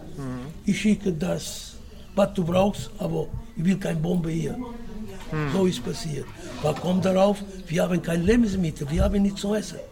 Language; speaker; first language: German; non-native, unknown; Portuguese